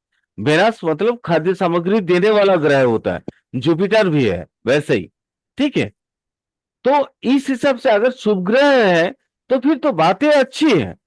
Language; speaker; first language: Hindi; native; Hindi